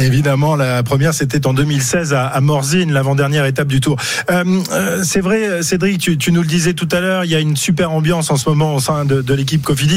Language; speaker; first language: French; native; French